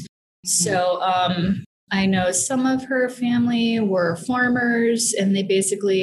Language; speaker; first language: English; native; English